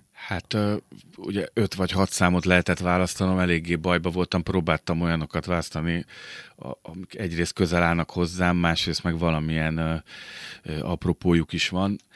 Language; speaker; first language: Hungarian; native; Hungarian